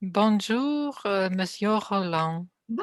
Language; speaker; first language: French; non-native, learner; Russian